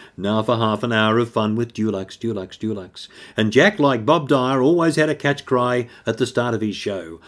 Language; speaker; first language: English; native; English